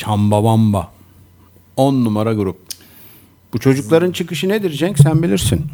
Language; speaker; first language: Turkish; native; Turkish